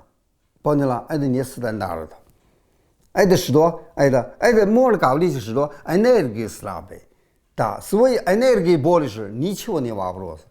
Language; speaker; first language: Russian; non-native, learner; Chinese